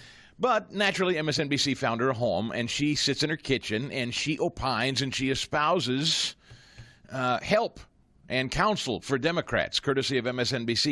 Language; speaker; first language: English; native; English